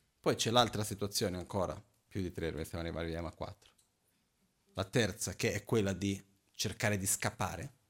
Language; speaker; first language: Italian; non-native, fluent; Portuguese